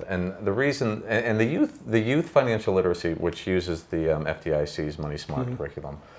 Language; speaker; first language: English; native; English